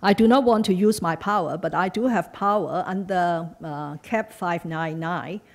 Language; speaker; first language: English; non-native, local second language; Chinese